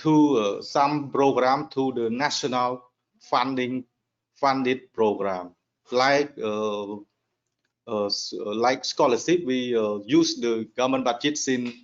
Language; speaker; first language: English; non-native, learner; Khmer